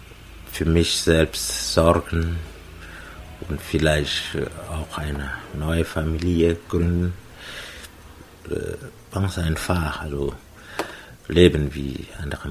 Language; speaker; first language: German; non-native, fluent; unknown